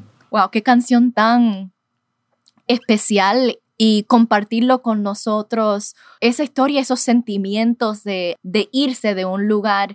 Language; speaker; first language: Spanish; early bilingual, heritage; Spanish